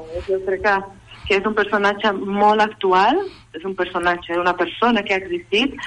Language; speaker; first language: Catalan; non-native, fluent; Portuguese